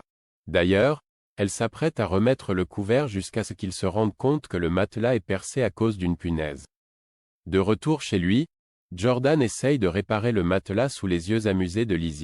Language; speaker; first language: French; native; French